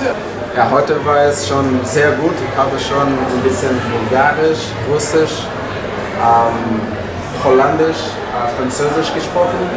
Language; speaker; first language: German; non-native, fluent; Portuguese